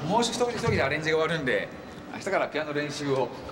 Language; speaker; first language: Japanese; native; Japanese